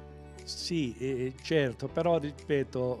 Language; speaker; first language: Italian; native; Italian